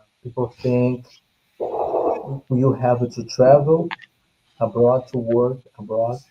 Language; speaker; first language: English; non-native, fluent; Portuguese